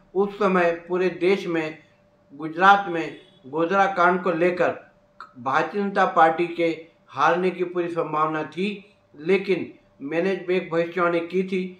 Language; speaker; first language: Hindi; native; Hindi